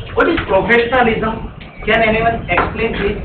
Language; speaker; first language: English; non-native, local second language; Gujarati